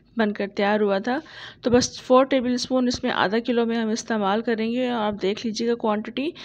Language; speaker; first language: Urdu; native; Urdu